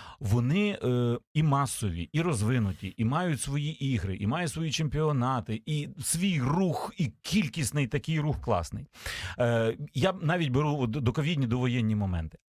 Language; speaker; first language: Ukrainian; native; Ukrainian